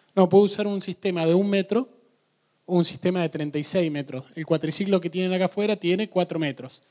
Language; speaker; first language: Spanish; native; Spanish